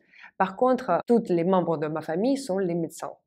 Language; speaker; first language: French; non-native, fluent; Russian